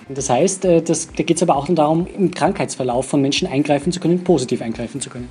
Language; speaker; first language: German; native; German